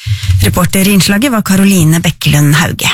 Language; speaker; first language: Norwegian; native; Norwegian